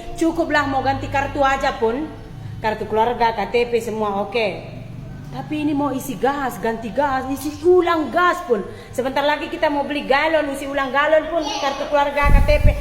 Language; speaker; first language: Indonesian; native; Indonesian